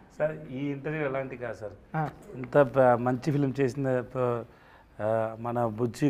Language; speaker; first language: Telugu; non-native, learner; Tamil